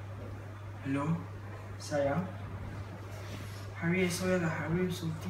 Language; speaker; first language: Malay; non-native, local second language; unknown